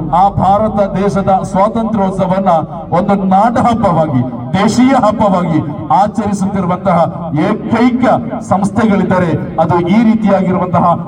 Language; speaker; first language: Kannada; non-native, local second language; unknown